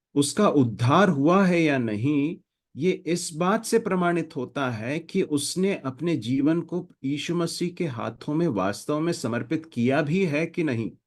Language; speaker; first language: Hindi; native; Hindi